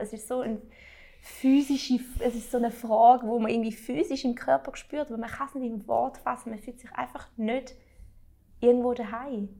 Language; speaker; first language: German; early bilingual, other home language; Albanian